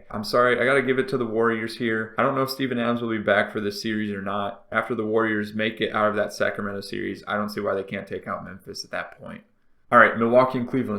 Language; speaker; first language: English; native; English